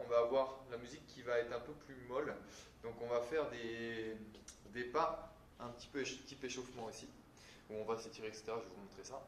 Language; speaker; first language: French; native; French